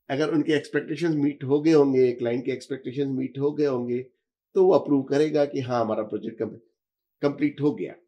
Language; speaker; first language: Hindi; native; Hindi